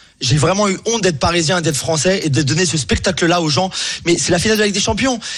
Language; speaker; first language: French; native; French